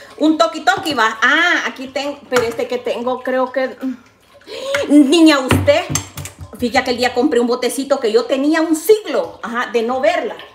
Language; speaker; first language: Spanish; native; Spanish